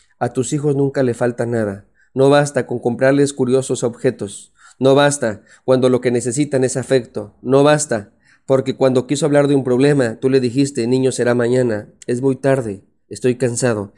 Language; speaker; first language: Spanish; native; Spanish